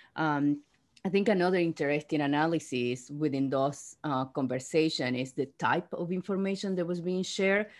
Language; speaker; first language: English; non-native, fluent; Spanish